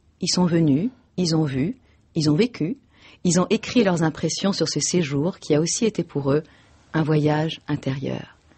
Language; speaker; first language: French; native; French